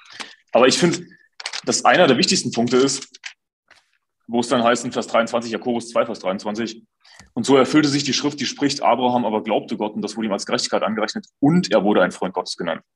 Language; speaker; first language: German; native; German